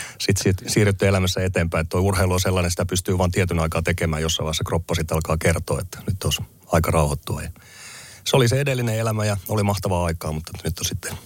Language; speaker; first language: Finnish; native; Finnish